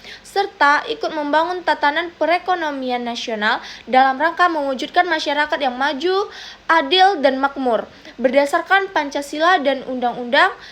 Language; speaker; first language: Indonesian; native; Indonesian